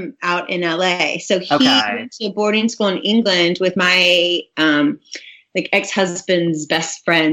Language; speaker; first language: English; native; English